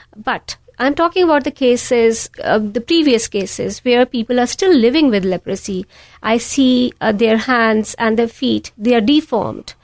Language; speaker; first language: English; non-native, local second language; Hindi